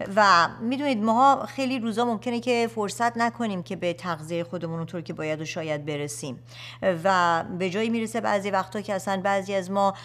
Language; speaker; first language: Persian; native; Persian